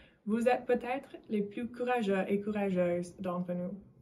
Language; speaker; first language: French; non-native, learner; English